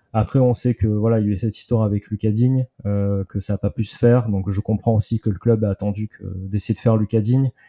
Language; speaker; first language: French; native; French